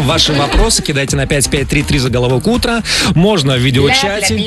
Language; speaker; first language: Russian; native; Russian